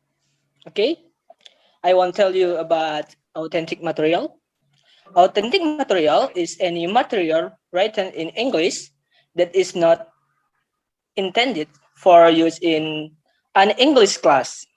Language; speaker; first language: English; non-native, learner; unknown